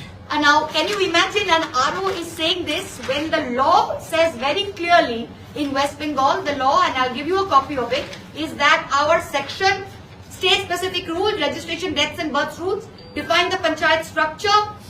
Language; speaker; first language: English; non-native, local second language; Bangla